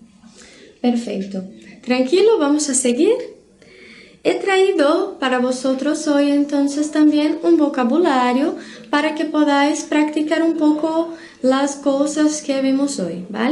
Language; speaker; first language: Spanish; non-native, fluent; Portuguese